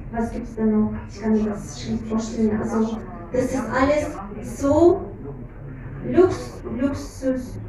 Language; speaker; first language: German; non-native, fluent; Russian